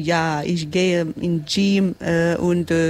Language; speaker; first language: German; non-native, learner; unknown